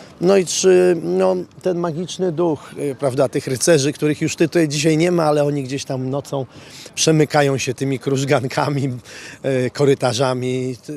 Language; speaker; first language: Polish; native; Polish